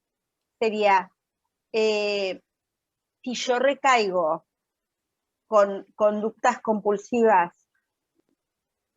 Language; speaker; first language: Spanish; native; Spanish